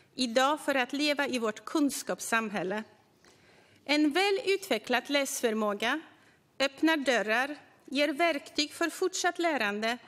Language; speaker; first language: Swedish; native; Swedish